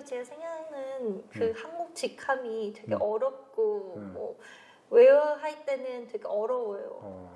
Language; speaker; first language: Korean; non-native, fluent; Vietnamese